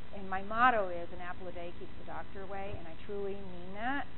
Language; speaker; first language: English; native; English